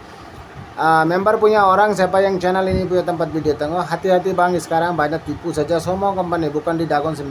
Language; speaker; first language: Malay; non-native, learner; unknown